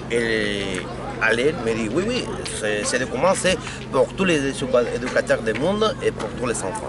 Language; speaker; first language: French; non-native, learner; Spanish